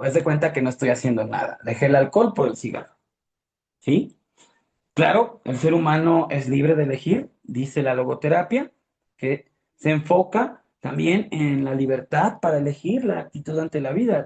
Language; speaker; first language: Spanish; native; Spanish